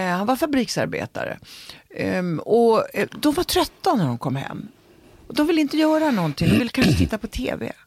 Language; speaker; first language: Swedish; early bilingual, other home language; Italian